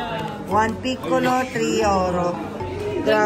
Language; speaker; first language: Italian; non-native, learner; Filipino